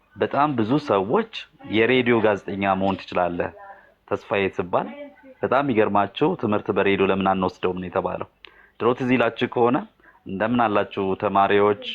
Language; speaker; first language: Amharic; non-native, local second language; Tigrinya